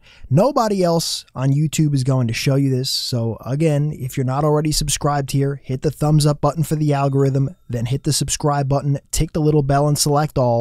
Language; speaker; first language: English; native; English